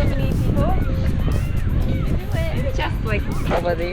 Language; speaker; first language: English; non-native, learner; Japanese